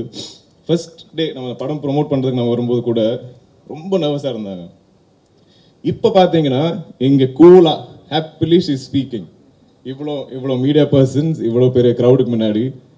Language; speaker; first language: Tamil; non-native, fluent; Malayalam